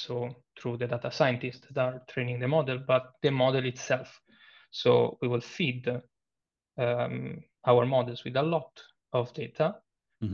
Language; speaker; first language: English; non-native, fluent; Italian